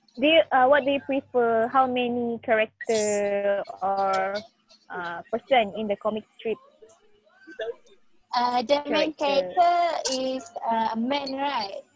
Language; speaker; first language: English; non-native, learner; Malay